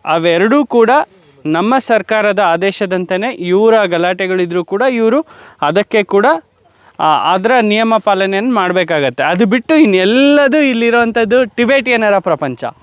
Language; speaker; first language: Kannada; native; Kannada